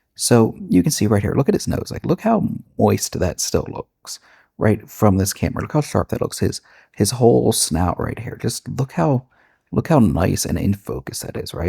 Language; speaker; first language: English; native; English